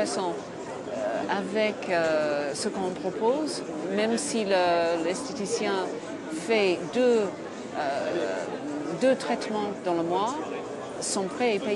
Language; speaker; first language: French; non-native, fluent; English